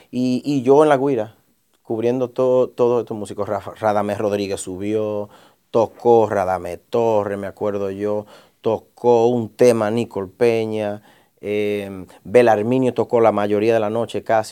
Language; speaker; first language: Spanish; early bilingual, heritage; Spanish